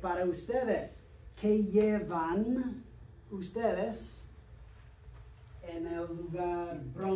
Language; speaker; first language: Spanish; non-native, fluent; English